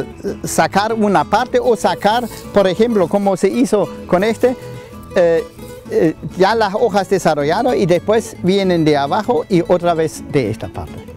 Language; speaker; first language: Spanish; non-native, fluent; German